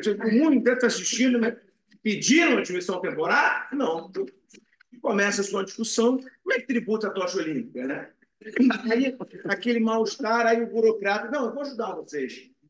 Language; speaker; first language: Portuguese; native; Portuguese